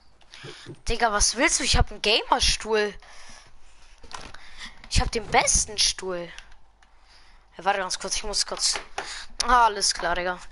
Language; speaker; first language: German; native; German